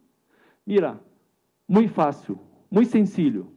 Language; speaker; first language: Spanish; non-native, learner; Portuguese